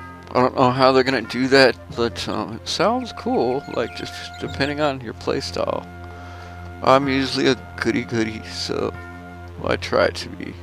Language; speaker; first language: English; native; English